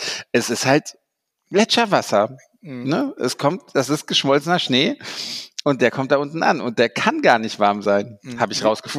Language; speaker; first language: German; native; German